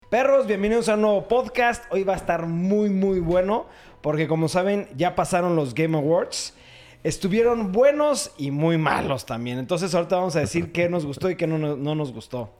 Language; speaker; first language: Spanish; native; Spanish